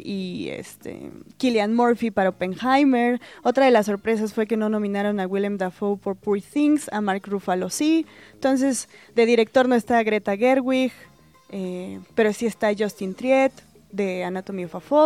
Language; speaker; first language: Spanish; native; Spanish